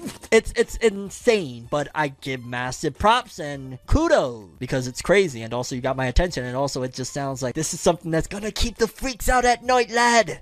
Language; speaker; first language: English; native; English